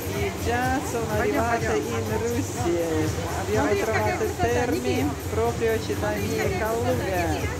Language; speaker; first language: Italian; non-native, learner; Russian